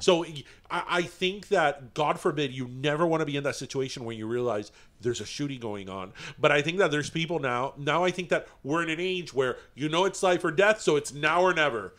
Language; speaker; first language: English; early bilingual, other home language; Spanish